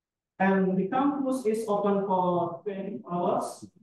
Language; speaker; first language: English; non-native, fluent; Indonesian